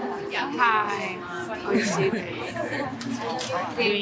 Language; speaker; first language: Japanese; non-native, learner; Spanish